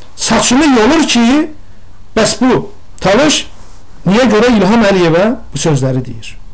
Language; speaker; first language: Azerbaijani; non-native, local second language; Talysh